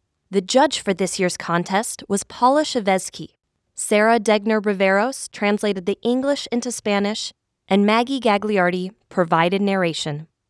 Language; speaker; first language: English; native; English